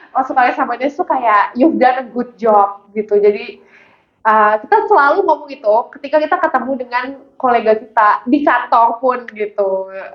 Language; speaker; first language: Indonesian; native; Indonesian